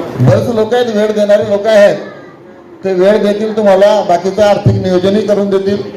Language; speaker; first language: Marathi; non-native, local second language; Haryanvi